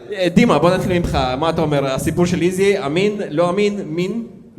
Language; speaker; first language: Hebrew; native; Hebrew